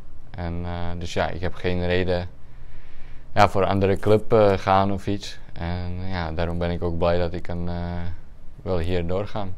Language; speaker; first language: Dutch; non-native, fluent; Czech